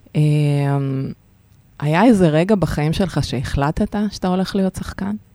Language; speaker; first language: Hebrew; early bilingual, other home language; Russian